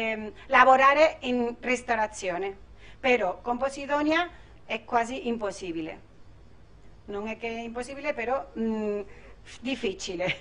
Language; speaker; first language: Italian; non-native, learner; Spanish